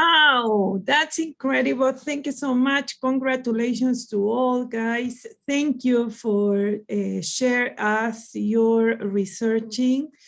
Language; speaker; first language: English; non-native, learner; Spanish